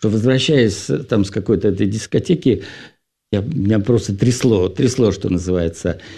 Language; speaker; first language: Russian; non-native, local second language; Finnish